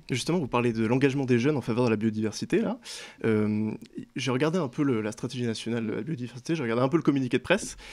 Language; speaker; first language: French; native; French